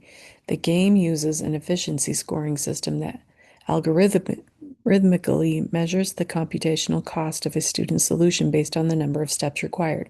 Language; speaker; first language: English; native; English